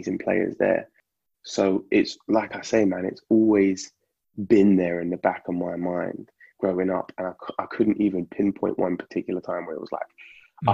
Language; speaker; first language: English; native; English